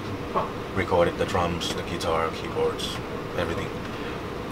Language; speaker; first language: English; non-native, fluent; Finnish